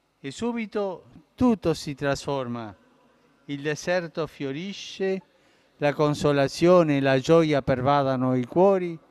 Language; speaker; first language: Italian; early bilingual, heritage; Spanish